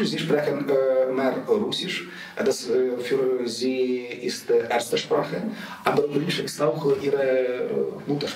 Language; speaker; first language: German; non-native, learner; Ukrainian